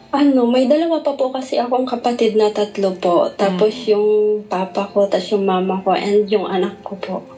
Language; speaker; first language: Filipino; non-native, local second language; Iloko